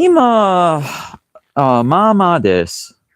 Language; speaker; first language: Japanese; non-native, learner; English